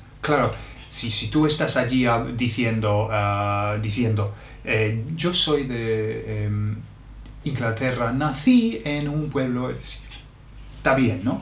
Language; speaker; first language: Spanish; non-native, fluent; English